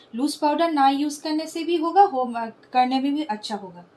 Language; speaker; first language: Hindi; non-native, local second language; Bangla